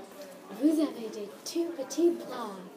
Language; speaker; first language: French; non-native, learner; English